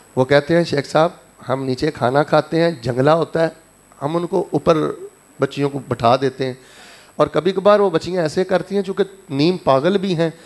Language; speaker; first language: Urdu; non-native, local second language; Punjabi